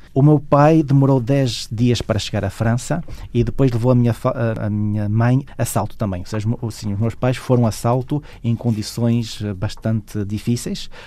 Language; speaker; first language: Portuguese; native; Portuguese